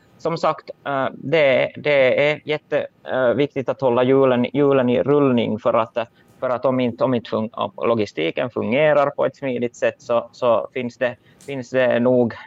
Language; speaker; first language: Swedish; native; Swedish